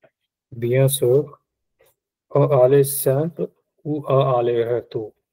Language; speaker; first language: French; non-native, learner; Punjabi